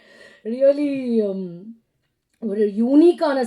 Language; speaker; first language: Tamil; non-native, learner; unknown